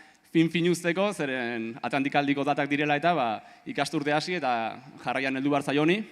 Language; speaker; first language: Basque; native; Basque